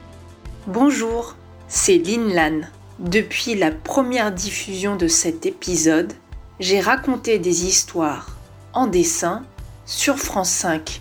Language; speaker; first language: French; early bilingual, other home language; Vietnamese